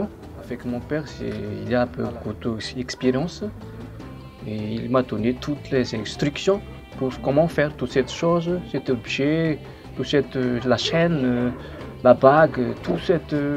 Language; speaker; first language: French; non-native, local second language; Malagasy